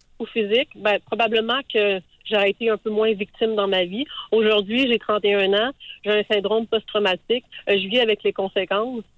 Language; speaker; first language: French; native; French